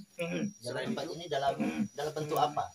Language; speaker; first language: Indonesian; native; Indonesian